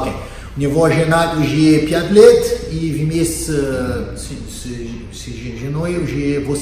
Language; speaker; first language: Russian; non-native, learner; Portuguese